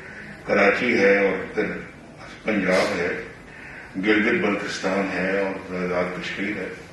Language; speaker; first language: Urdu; non-native, local second language; Punjabi